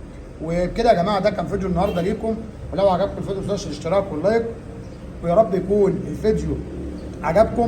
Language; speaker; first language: Arabic; native; Arabic